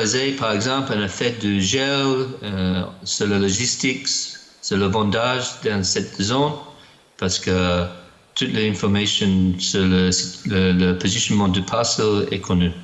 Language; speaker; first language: French; non-native, learner; English